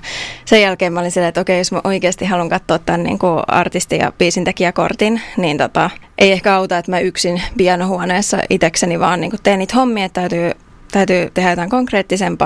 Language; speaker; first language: Finnish; native; Finnish